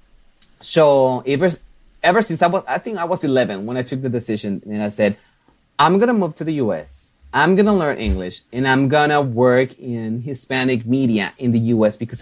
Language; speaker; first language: English; non-native, fluent; Spanish